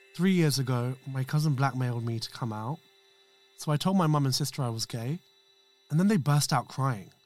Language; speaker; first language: English; non-native, local second language; Urdu